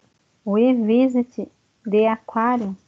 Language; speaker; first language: English; non-native, learner; Portuguese